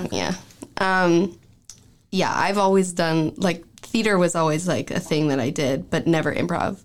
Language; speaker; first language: English; early bilingual, other home language; French